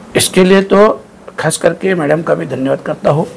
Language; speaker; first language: Hindi; non-native, local second language; Marathi